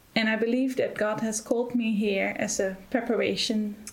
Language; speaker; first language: English; non-native, fluent; Dutch